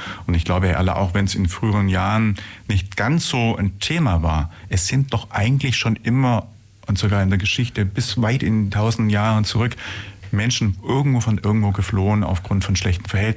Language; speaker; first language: German; native; German